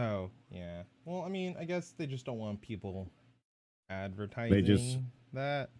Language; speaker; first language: English; native; English